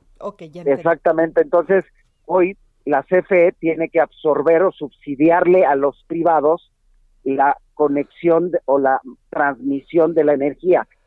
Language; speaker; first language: Spanish; native; Spanish